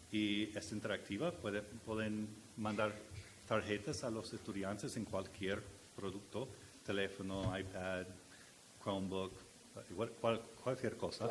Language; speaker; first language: Spanish; non-native, learner; English